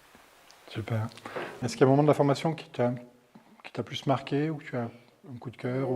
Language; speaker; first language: French; native; French